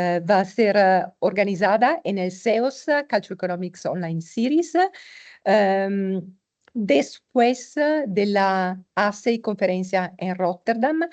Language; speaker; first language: Spanish; non-native, fluent; Italian